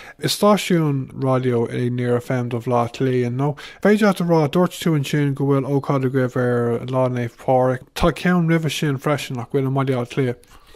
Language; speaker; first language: Irish; non-native, local second language; English